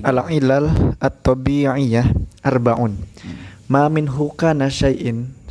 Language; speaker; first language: Arabic; non-native, learner; Indonesian